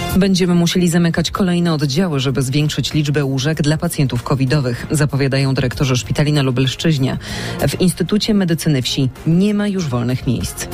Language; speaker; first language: Polish; native; Polish